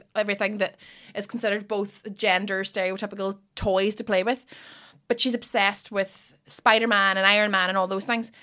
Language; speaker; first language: English; native; English